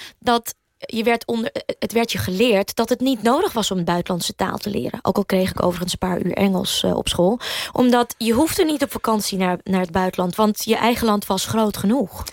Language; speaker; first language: Dutch; early bilingual, other home language; Russian